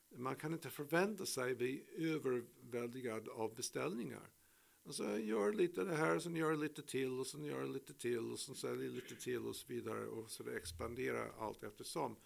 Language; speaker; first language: Swedish; non-native, fluent; English